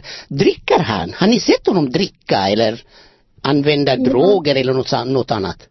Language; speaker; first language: Swedish; non-native, fluent; Amharic